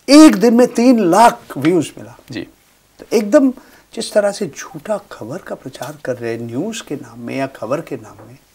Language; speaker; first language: Hindi; non-native, local second language; Bangla